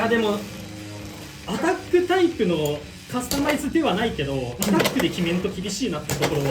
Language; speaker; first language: Japanese; native; Japanese